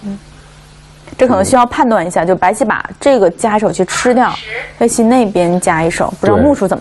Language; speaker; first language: Chinese; native; Chinese